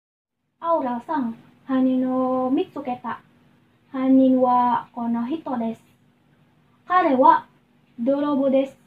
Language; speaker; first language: Japanese; non-native, learner; Indonesian